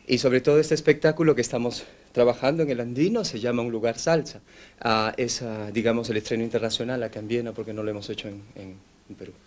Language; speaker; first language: Spanish; native; Spanish